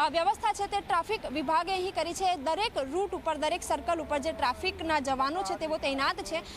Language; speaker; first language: Gujarati; native; Gujarati